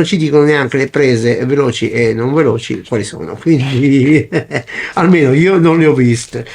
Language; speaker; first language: Italian; native; Italian